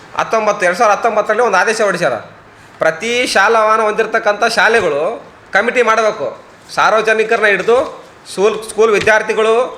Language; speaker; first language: Kannada; native; Kannada